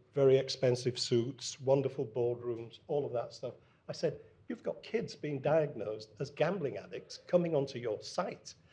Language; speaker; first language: English; native; English